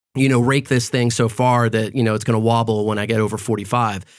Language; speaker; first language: English; early bilingual, other home language; Spanish